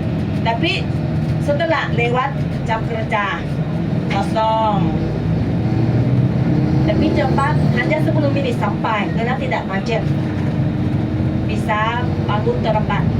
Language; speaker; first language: Indonesian; non-native, learner; Thai